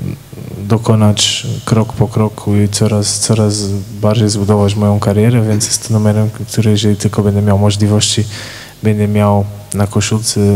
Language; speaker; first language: Polish; non-native, fluent; Portuguese